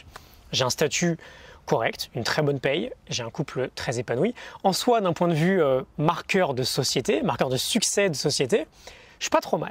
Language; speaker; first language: French; native; French